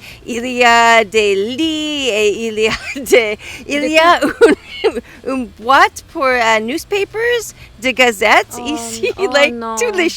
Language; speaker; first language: French; non-native, learner; English